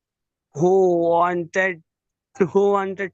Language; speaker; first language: English; non-native, learner; Hindi